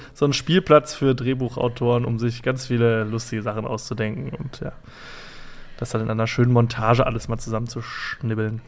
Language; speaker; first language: German; native; German